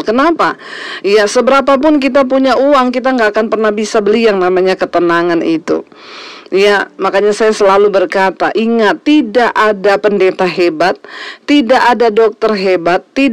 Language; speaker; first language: Indonesian; native; Indonesian